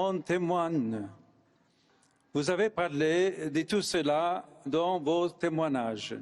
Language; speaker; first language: French; non-native, fluent; English